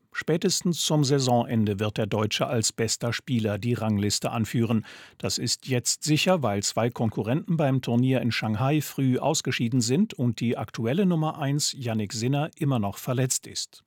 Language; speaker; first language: German; native; German